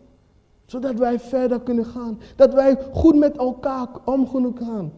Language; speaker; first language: Dutch; non-native, fluent; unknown